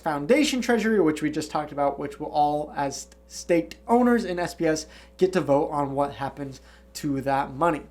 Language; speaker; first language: English; native; English